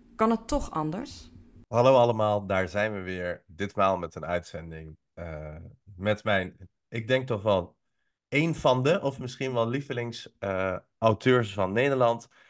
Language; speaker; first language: Dutch; early bilingual, other home language; Persian